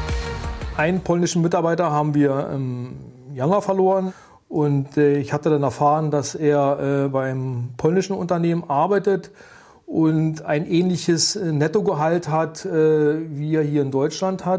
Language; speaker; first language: German; native; German